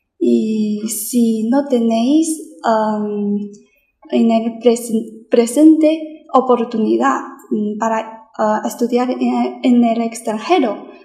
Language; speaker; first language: Spanish; non-native, fluent; Chinese